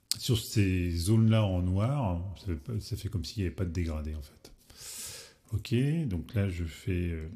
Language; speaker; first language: French; native; French